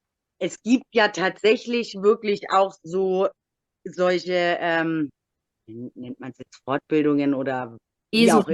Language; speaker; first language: German; native; German